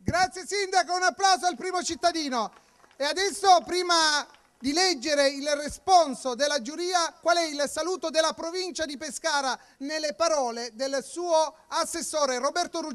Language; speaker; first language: Italian; native; Italian